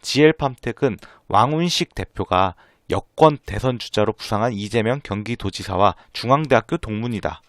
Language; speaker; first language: Korean; native; Korean